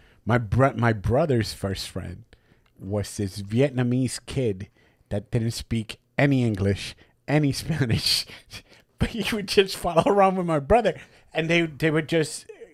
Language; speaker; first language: English; non-native, local second language; Spanish